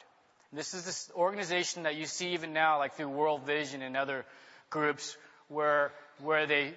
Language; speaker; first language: English; native; English